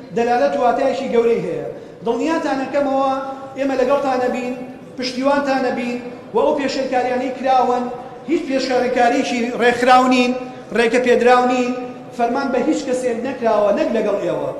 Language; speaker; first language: Central Kurdish; native; Central Kurdish